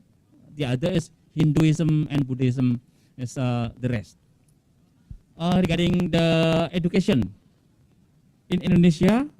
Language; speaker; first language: English; non-native, fluent; Indonesian